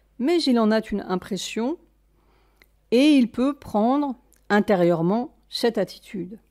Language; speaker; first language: French; native; French